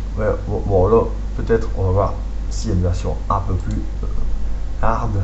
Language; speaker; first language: French; native; French